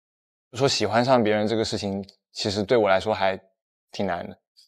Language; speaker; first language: Chinese; native; Chinese